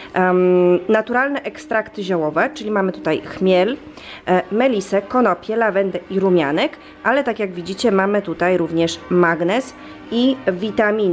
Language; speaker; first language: Polish; native; Polish